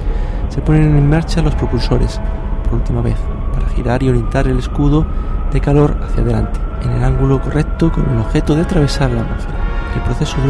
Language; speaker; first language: Spanish; native; Spanish